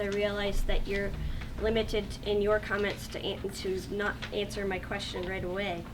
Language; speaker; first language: English; native; English